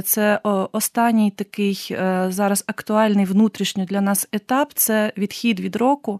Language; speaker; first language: Ukrainian; native; Ukrainian